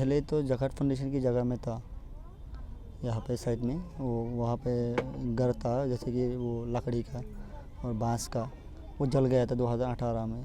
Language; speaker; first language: Hindi; non-native, fluent; Rohingya